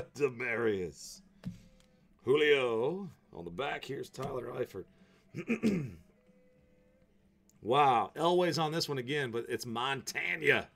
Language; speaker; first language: English; native; English